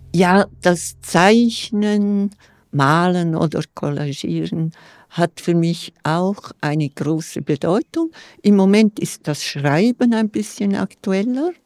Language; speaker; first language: German; non-native, local second language; Romansh